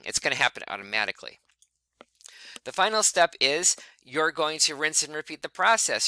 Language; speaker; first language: English; native; English